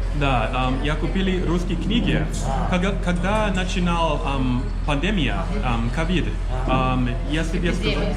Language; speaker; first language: Russian; non-native, learner; English